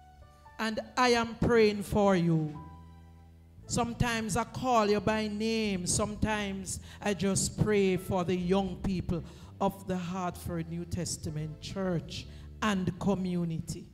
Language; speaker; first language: English; non-native, local second language; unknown